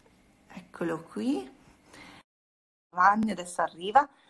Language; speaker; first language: Italian; native; Italian